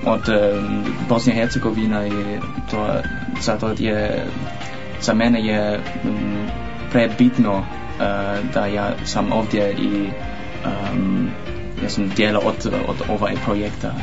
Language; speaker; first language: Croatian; non-native, learner; Dutch